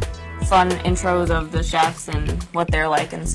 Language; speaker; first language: English; native; English